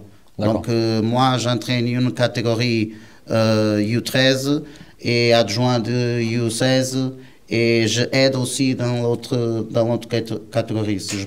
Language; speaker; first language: French; non-native, learner; Portuguese